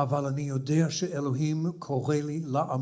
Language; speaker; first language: Hebrew; non-native, fluent; English